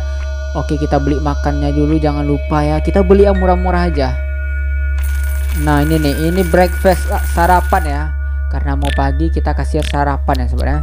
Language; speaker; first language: Indonesian; native; Indonesian